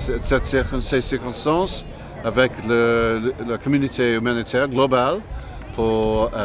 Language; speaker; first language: French; non-native, learner; English